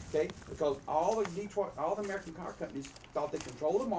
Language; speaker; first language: English; native; English